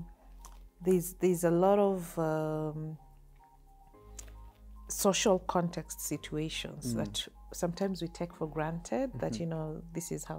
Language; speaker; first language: English; non-native, local second language; Luyia